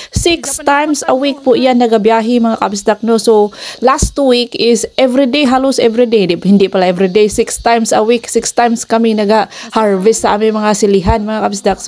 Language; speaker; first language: Filipino; non-native, local second language; Cebuano